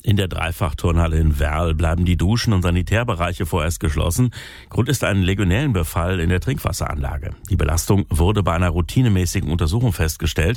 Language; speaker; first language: German; native; German